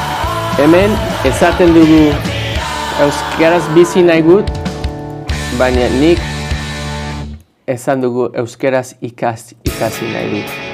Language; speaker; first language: Basque; non-native, learner; English